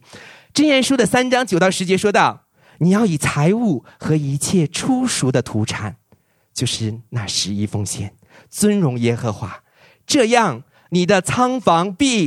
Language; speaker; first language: Chinese; native; Chinese